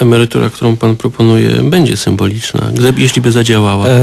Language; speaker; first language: Polish; native; Polish